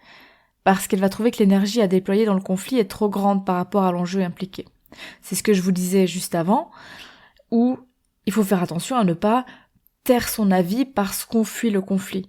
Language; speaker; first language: French; native; French